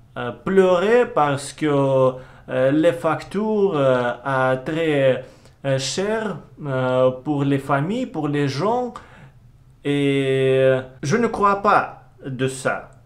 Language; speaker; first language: French; non-native, learner; Russian